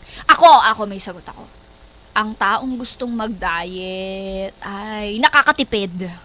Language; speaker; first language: Filipino; native; Filipino